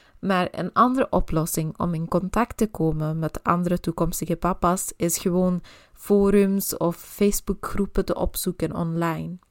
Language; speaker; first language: Dutch; non-native, local second language; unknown